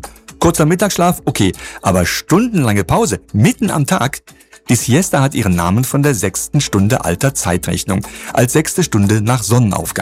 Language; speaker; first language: German; native; German